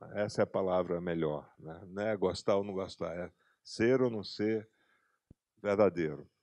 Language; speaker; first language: Portuguese; native; Portuguese